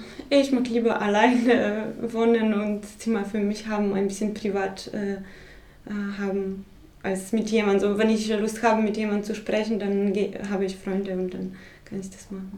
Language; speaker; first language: German; non-native, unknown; Polish